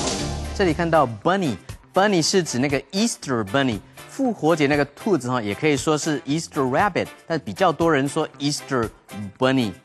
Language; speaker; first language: Chinese; native; Chinese